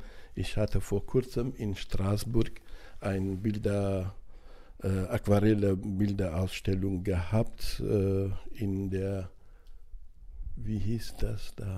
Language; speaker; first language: German; non-native, fluent; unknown